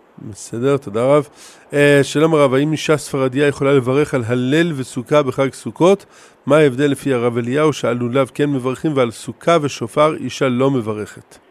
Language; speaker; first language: Hebrew; native; Hebrew